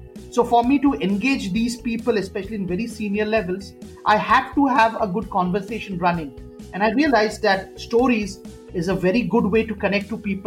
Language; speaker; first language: English; non-native, local second language; Bangla